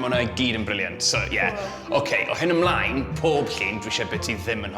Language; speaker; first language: Welsh; native; Welsh